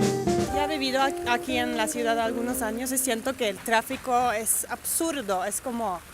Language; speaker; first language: Spanish; non-native, fluent; Norwegian